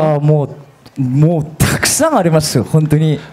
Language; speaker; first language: Japanese; non-native, fluent; Korean